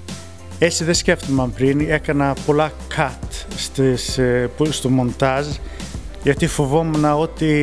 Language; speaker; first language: Greek; early bilingual, heritage; Greek